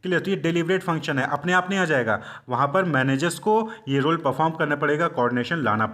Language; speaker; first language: Hindi; native; Hindi